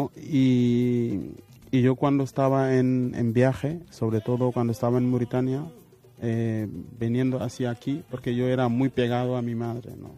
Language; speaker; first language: Spanish; non-native, fluent; Wolof